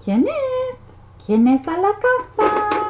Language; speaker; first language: Spanish; non-native, learner; English